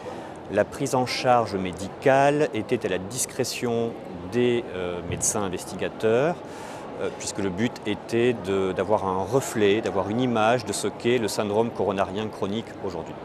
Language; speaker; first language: French; native; French